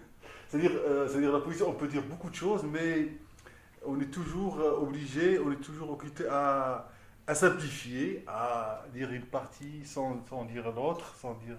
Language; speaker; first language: French; non-native, local second language; Arabic